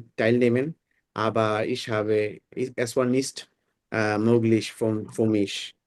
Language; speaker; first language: German; non-native, fluent; Bangla